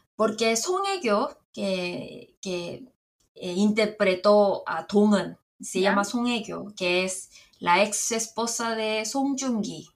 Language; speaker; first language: Spanish; non-native, fluent; Korean